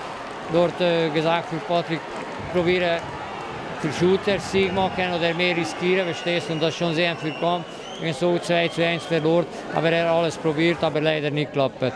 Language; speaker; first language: German; non-native, learner; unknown